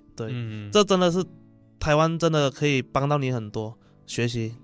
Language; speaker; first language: Chinese; native; Chinese